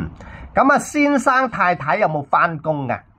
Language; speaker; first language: Cantonese; native; Cantonese